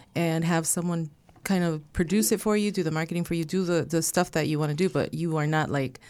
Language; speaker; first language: English; early bilingual, other home language; Spanish